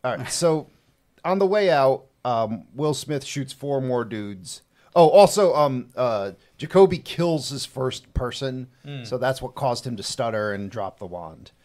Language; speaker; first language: English; native; English